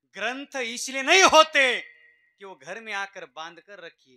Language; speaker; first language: Hindi; non-native, local second language; Marathi